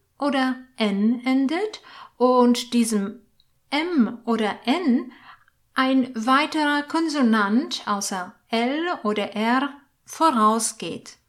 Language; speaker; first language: German; non-native, fluent; Polish